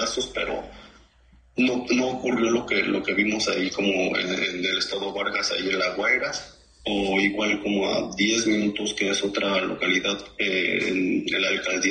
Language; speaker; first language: Spanish; native; Spanish